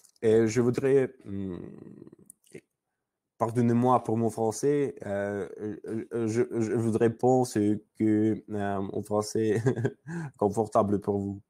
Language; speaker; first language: French; non-native, learner; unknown